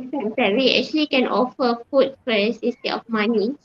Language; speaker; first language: English; non-native, fluent; Malay